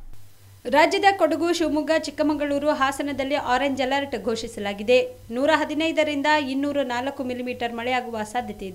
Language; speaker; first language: Kannada; native; Kannada